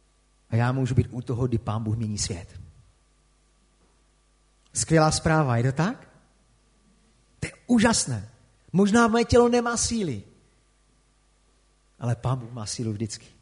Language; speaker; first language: Czech; native; Czech